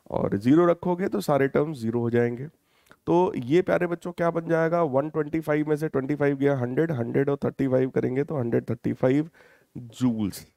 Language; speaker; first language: Hindi; native; Hindi